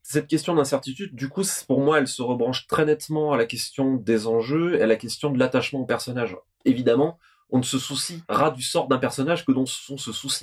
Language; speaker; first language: French; native; French